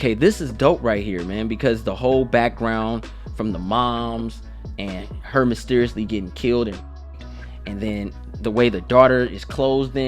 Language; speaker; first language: English; native; English